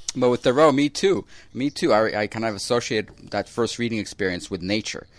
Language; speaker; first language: English; early bilingual, other home language; Russian